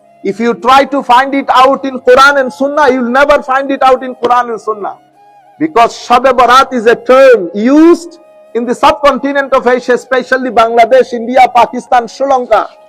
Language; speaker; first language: English; non-native, local second language; Bangla